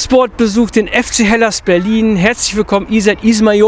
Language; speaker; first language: German; native; German